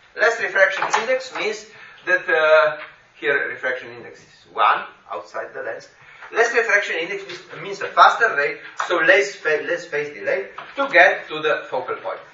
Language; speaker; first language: English; non-native, fluent; Slovenian